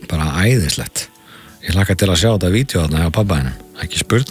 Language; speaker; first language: Icelandic; native; Icelandic